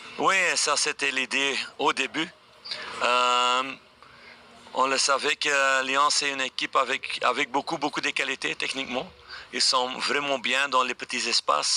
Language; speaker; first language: French; non-native, fluent; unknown